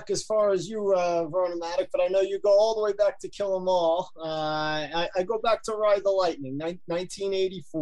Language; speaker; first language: English; native; English